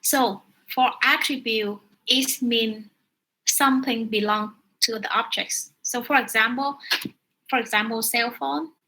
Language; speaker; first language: English; non-native, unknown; Vietnamese